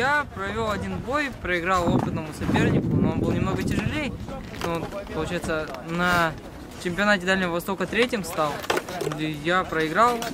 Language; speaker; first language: Russian; native; Russian